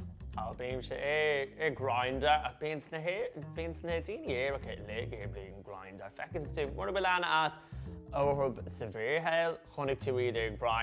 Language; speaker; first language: Irish; non-native, local second language; English